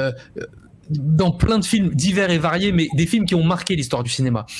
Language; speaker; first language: French; native; French